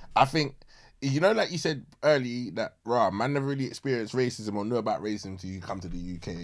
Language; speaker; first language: English; native; English